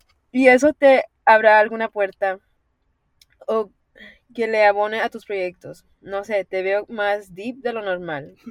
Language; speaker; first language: Spanish; early bilingual, heritage; Spanish